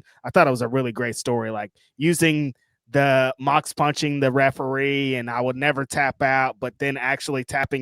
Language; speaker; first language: English; native; English